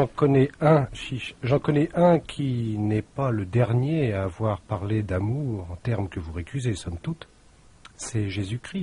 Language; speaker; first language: French; native; French